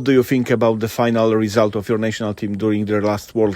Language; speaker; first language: English; non-native, fluent; Polish